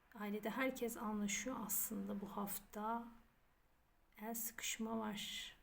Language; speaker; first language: Turkish; native; Turkish